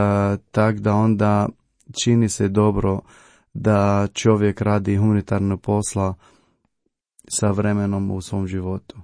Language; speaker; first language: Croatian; non-native, learner; Arabic